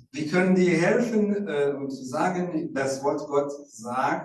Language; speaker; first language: German; non-native, fluent; Rundi